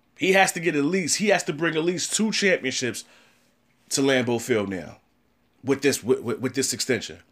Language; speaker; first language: English; native; English